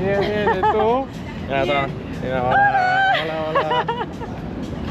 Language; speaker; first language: Spanish; non-native, learner; Lithuanian